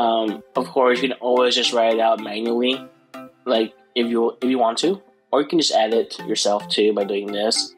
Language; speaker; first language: English; native; English